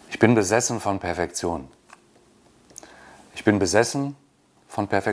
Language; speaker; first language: German; native; German